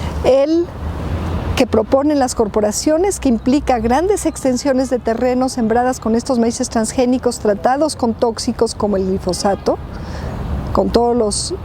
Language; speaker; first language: Spanish; native; Spanish